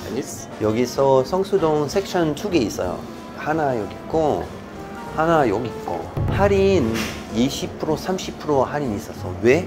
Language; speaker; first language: Korean; non-native, learner; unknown